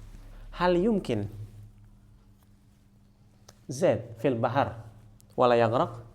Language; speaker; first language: Arabic; non-native, fluent; Indonesian